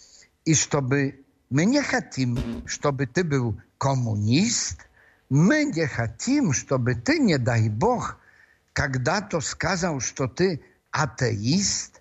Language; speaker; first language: Russian; non-native, fluent; Polish